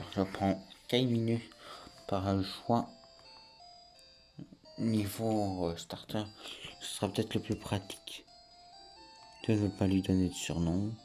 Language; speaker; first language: French; native; French